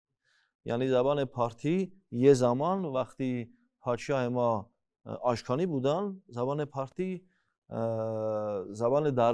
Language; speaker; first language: Persian; non-native, fluent; Armenian